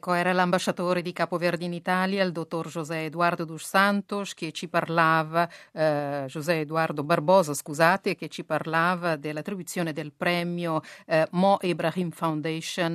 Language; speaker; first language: Italian; non-native, fluent; Kabuverdianu